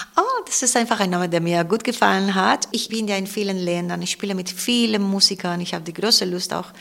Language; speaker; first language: German; non-native, fluent; Spanish